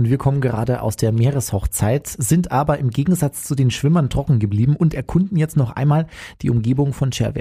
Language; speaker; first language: German; native; German